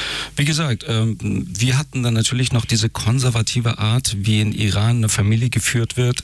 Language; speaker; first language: German; early bilingual, other home language; Persian